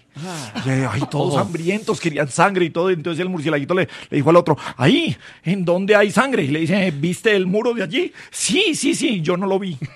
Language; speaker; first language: Spanish; native; Spanish